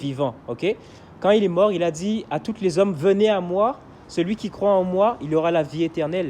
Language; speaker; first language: French; native; French